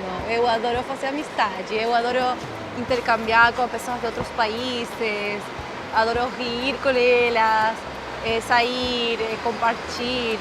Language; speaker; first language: Portuguese; non-native, fluent; Spanish